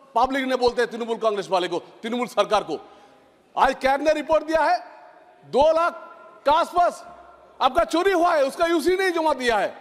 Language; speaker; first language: Hindi; non-native, local second language; Bangla